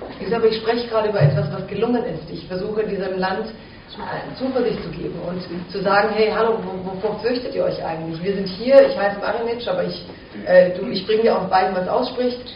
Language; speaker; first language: German; native; German